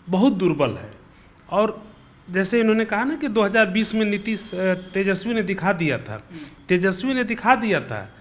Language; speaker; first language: Hindi; native; Hindi